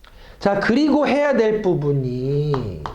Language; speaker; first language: Korean; native; Korean